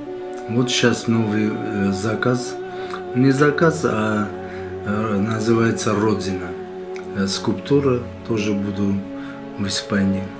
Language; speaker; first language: Russian; non-native, local second language; Armenian